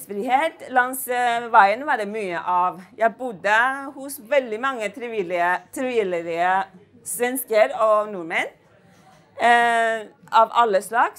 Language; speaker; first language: Norwegian; non-native, fluent; Chinese